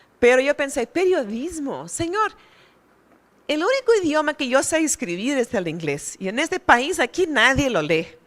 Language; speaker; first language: Spanish; non-native, fluent; Portuguese